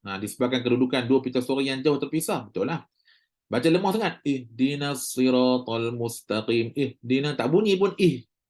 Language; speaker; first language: Malay; native; Malay